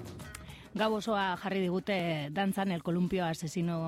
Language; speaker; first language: Basque; native; Basque